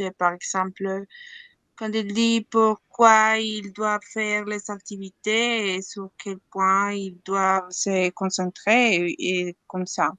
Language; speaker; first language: French; non-native, learner; Spanish